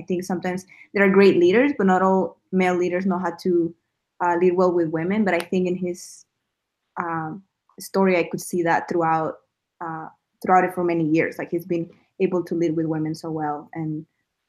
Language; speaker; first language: English; non-native, fluent; Spanish